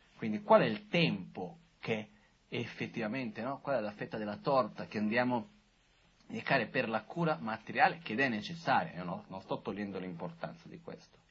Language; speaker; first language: Italian; non-native, fluent; Portuguese